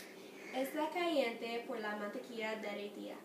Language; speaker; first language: Spanish; non-native, learner; English